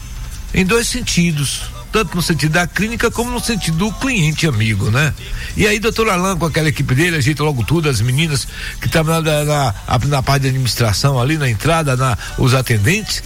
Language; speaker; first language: Portuguese; native; Portuguese